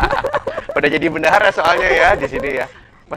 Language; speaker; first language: Indonesian; native; Indonesian